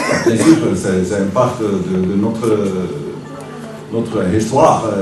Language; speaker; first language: French; non-native, learner; Dutch